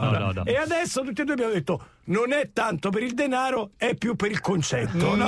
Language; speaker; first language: Italian; native; Italian